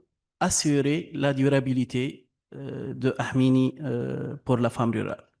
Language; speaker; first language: French; non-native, local second language; Arabic